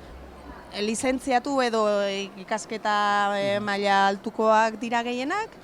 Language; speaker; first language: Basque; native; Basque